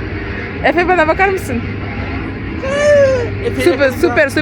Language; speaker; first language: Turkish; non-native, learner; Kazakh